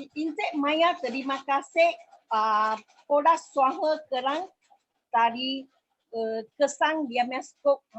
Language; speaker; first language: Malay; non-native, local second language; Min Nan Chinese